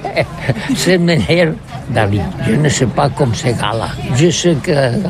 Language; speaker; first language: French; non-native, learner; Catalan